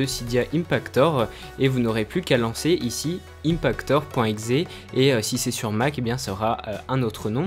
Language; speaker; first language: French; native; French